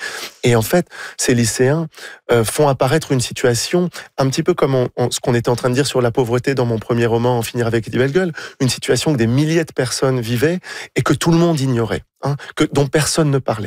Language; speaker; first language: French; native; French